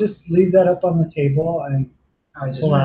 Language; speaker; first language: English; native; English